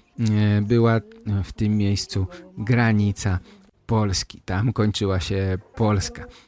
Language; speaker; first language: Polish; native; Polish